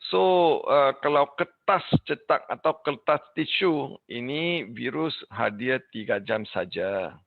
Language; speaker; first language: Indonesian; non-native, learner; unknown